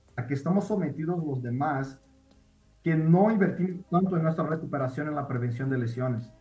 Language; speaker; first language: Spanish; non-native, fluent; Portuguese